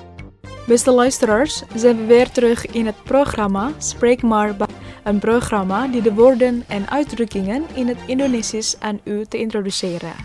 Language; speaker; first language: Dutch; non-native, learner; Indonesian